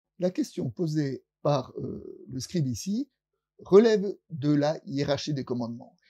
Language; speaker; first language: French; native; French